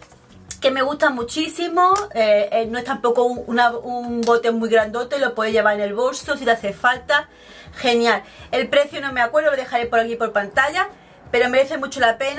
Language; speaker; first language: Spanish; native; Spanish